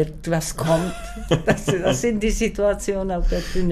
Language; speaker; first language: German; non-native, learner; Czech